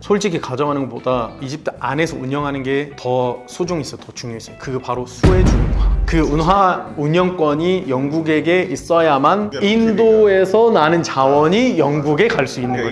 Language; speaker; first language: Korean; non-native, fluent; Arabic